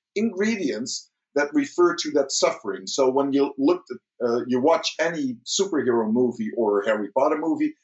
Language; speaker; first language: English; early bilingual, other home language; Dutch